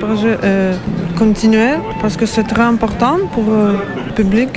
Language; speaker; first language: French; non-native, learner; Ukrainian